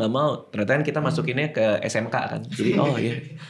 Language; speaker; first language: Indonesian; native; Indonesian